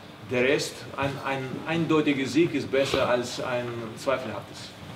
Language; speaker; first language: German; non-native, fluent; Russian